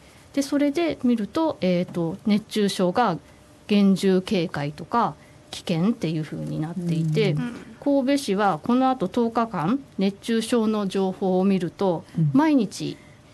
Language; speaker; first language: Japanese; native; Japanese